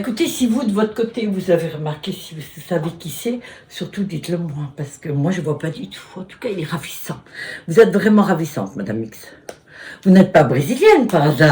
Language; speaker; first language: French; native; French